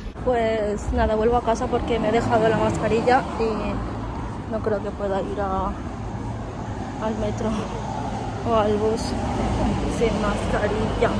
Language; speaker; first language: Spanish; early bilingual, other home language; Filipino